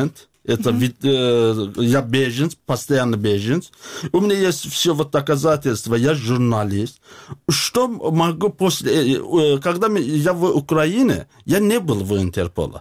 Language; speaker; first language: Russian; non-native, learner; Azerbaijani